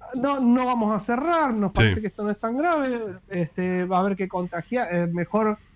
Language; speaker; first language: Spanish; native; Spanish